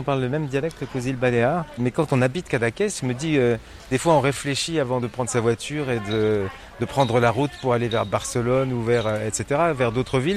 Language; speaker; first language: French; native; French